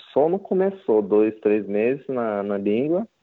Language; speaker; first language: Portuguese; non-native, learner; Japanese